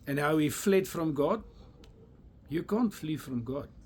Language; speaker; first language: English; non-native, local second language; Afrikaans